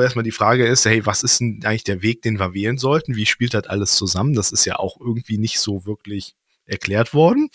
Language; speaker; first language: German; native; German